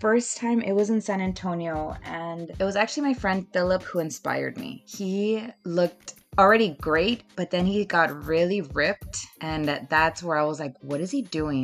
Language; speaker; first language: English; native; English